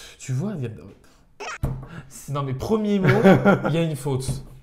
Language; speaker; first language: French; native; French